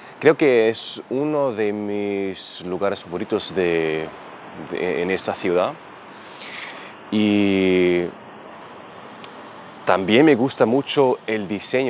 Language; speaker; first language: Spanish; non-native, fluent; German